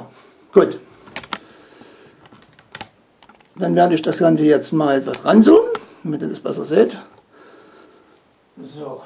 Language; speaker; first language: German; native; German